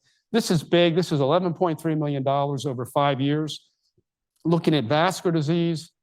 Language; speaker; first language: English; native; English